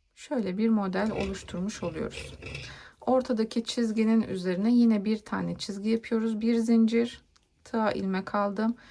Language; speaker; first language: Turkish; native; Turkish